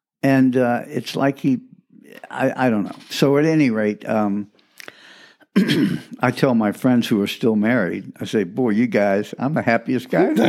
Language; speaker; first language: English; early bilingual, other home language; French